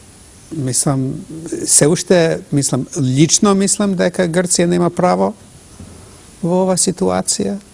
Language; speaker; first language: Macedonian; non-native, fluent; English